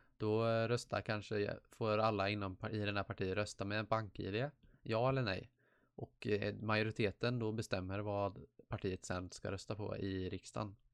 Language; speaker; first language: Swedish; native; Swedish